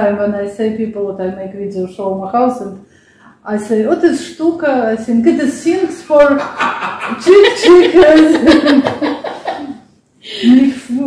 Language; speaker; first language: English; non-native, learner; Russian